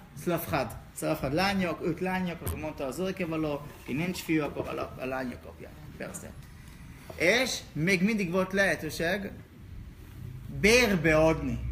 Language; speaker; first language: Hungarian; non-native, learner; Hebrew